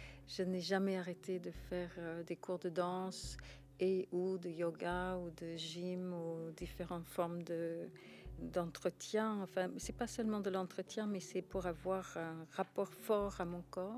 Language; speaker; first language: French; non-native, fluent; English